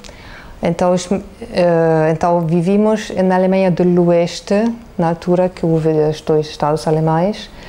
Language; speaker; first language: Portuguese; non-native, fluent; German